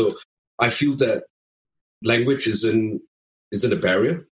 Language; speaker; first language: English; native; English